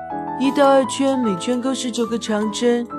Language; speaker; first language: Chinese; native; Chinese